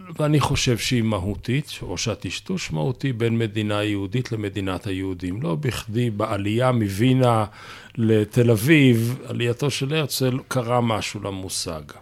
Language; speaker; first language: Hebrew; native; Hebrew